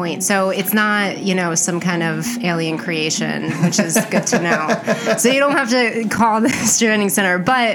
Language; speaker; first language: English; native; English